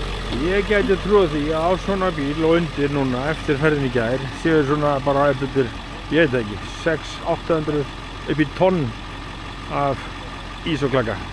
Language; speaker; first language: Icelandic; native; Icelandic